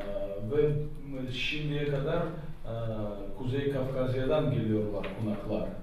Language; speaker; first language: Turkish; non-native, learner; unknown